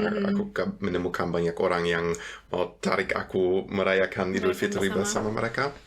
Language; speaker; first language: Indonesian; non-native, fluent; German